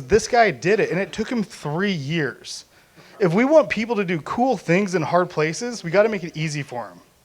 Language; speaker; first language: English; native; English